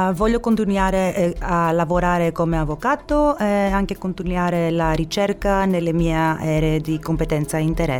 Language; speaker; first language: Italian; non-native, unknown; Greek